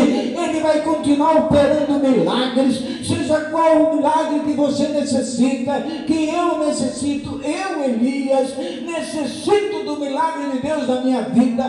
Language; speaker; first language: Portuguese; native; Portuguese